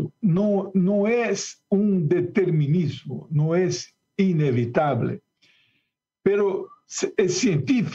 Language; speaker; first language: Spanish; non-native, learner; Portuguese